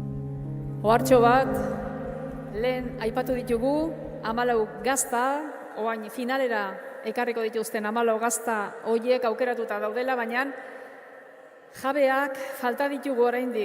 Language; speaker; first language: Basque; native; Basque